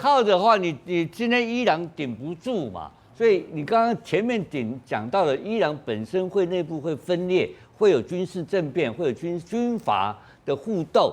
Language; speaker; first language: Chinese; native; Chinese